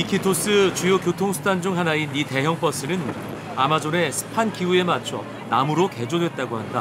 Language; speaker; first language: Korean; native; Korean